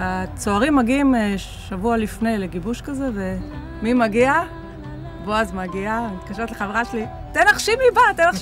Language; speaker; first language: Hebrew; native; Hebrew